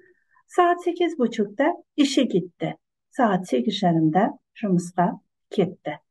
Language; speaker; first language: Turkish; non-native, fluent; Kazakh